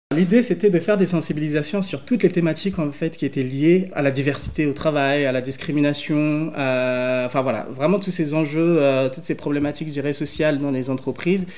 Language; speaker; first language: French; early bilingual, other home language; English